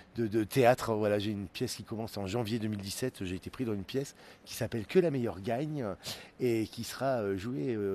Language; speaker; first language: French; native; French